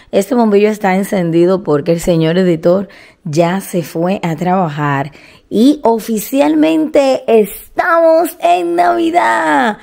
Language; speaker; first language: Spanish; native; Spanish